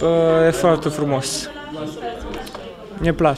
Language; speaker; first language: Romanian; early bilingual, heritage; Romanian